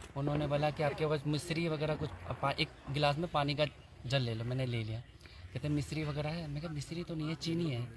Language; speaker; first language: Hindi; non-native, local second language; Nepali